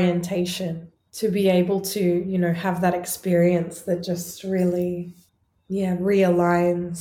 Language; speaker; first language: English; native; English